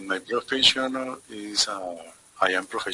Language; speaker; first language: English; non-native, learner; Spanish